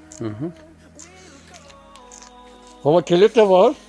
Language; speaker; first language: Turkish; native; Turkish